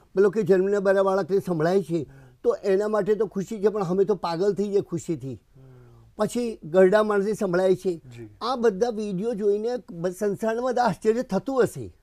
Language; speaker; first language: Gujarati; non-native, local second language; Hindi